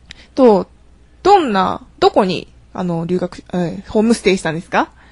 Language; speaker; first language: Japanese; native; Japanese